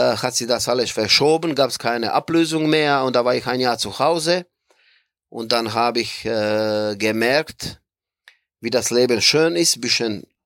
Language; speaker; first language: German; non-native, fluent; Croatian